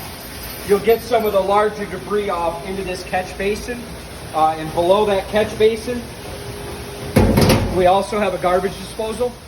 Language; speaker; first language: English; native; English